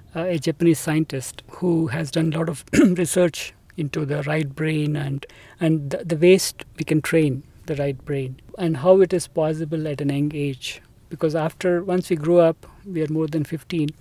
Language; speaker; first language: English; non-native, local second language; Telugu